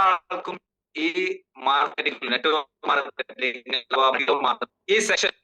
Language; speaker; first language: Malayalam; native; Malayalam